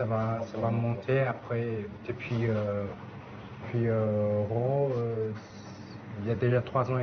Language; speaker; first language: French; non-native, fluent; Chinese